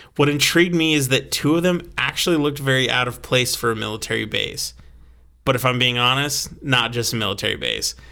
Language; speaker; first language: English; native; English